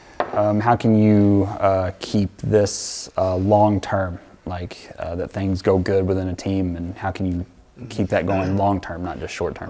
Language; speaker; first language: English; native; English